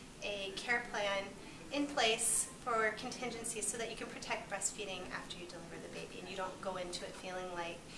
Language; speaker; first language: English; native; English